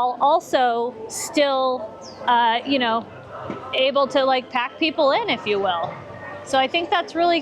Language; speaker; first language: English; native; English